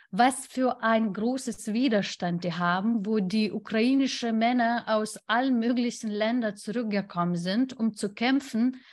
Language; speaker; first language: German; non-native, fluent; Lithuanian